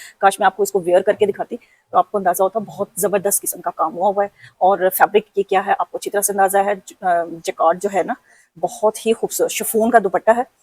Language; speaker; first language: Urdu; non-native, local second language; Punjabi